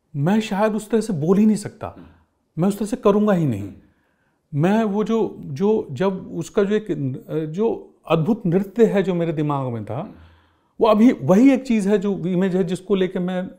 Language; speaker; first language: Hindi; native; Hindi